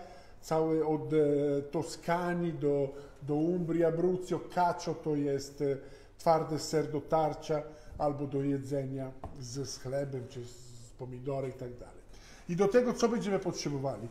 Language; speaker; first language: Polish; non-native, fluent; Italian